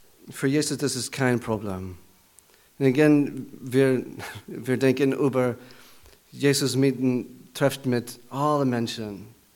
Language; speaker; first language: German; non-native, learner; English